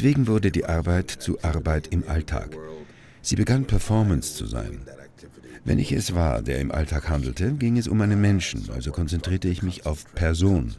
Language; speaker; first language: German; native; German